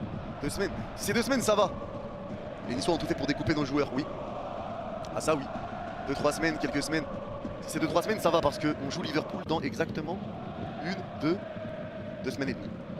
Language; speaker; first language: French; native; French